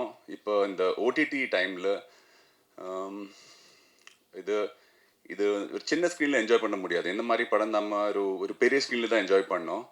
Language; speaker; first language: Tamil; non-native, fluent; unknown